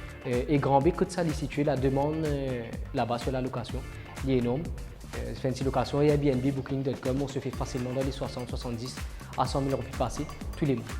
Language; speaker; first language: French; non-native, local second language; Morisyen